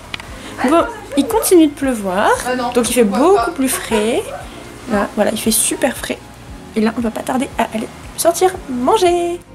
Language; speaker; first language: French; native; French